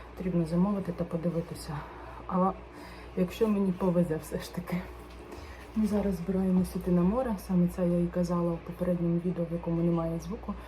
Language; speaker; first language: Ukrainian; non-native, local second language; Russian